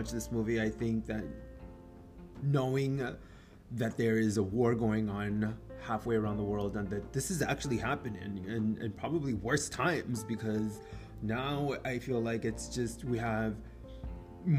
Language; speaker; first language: English; non-native, fluent; Spanish